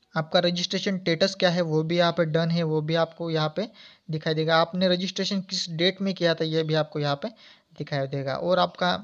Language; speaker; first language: Hindi; non-native, local second language; Marathi